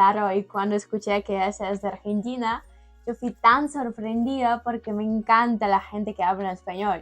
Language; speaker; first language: Spanish; non-native, fluent; Ukrainian